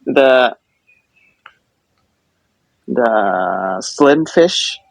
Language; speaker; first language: English; non-native, fluent; Japanese